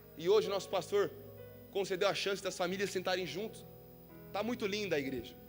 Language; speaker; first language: Portuguese; native; Portuguese